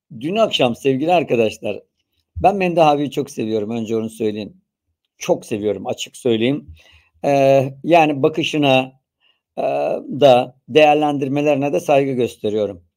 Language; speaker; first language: Turkish; native; Turkish